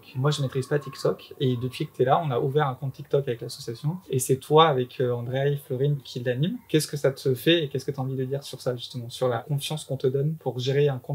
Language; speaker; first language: French; native; French